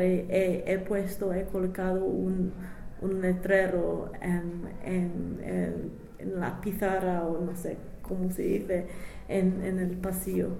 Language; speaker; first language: Spanish; non-native, fluent; English